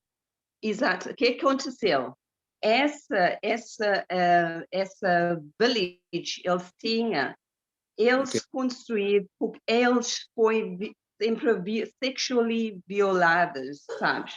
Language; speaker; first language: Portuguese; non-native, fluent; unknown